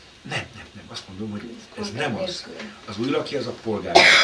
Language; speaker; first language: Hungarian; native; Hungarian